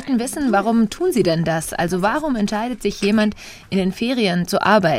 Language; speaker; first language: German; native; German